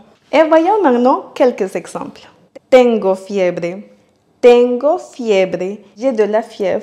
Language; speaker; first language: French; non-native, fluent; Spanish